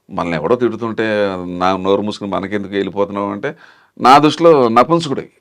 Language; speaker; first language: Telugu; native; Telugu